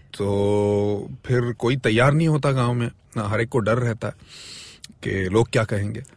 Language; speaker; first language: Hindi; non-native, local second language; Marathi